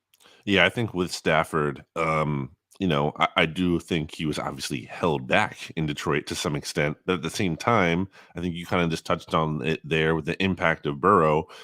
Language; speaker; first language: English; native; English